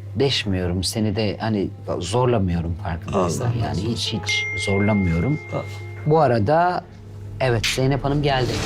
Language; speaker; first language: Turkish; native; Turkish